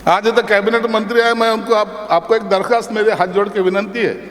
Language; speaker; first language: Hindi; non-native, local second language; Marathi